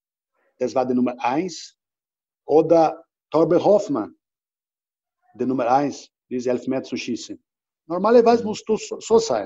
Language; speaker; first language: German; non-native, learner; Portuguese